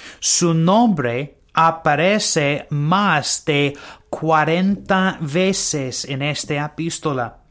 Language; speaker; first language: Spanish; non-native, learner; English